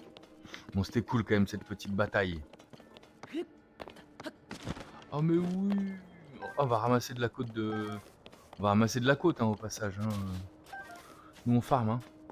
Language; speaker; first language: French; native; French